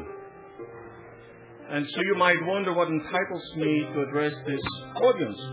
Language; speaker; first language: English; non-native, fluent; Dutch